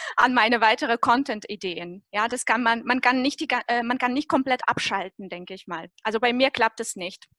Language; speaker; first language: German; non-native, fluent; Russian